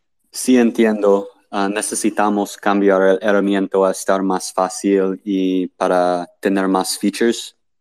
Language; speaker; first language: Spanish; non-native, learner; English